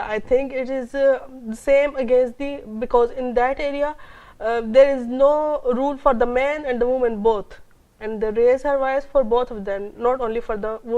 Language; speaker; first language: English; non-native, local second language; Urdu